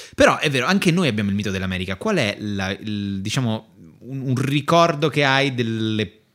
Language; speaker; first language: Italian; native; Italian